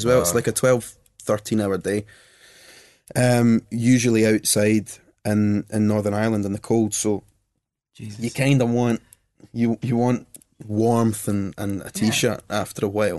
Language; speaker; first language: English; native; English